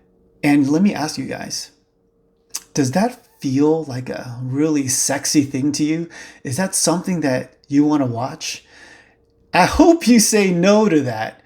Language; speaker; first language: English; native; English